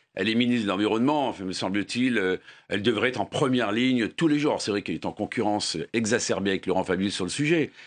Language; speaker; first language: French; native; French